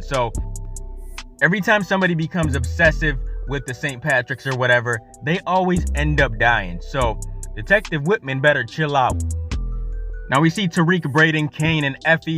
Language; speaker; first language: English; native; English